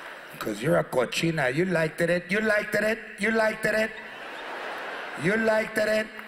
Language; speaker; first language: English; early bilingual, other home language; Spanish